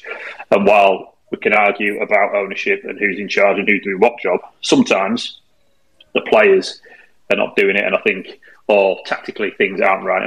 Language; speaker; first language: English; native; English